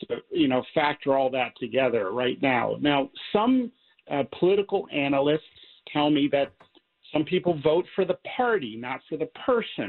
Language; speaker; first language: English; native; English